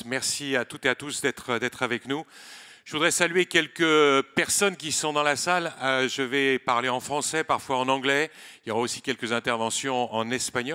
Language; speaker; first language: French; native; French